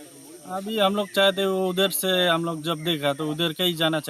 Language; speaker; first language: Hindi; non-native, local second language; Bangla